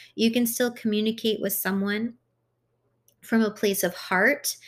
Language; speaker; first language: English; early bilingual, other home language; Hungarian